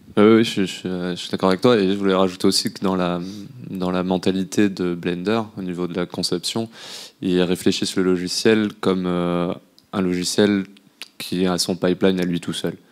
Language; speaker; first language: French; native; French